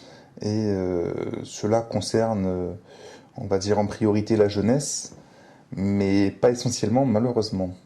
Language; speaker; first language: French; native; French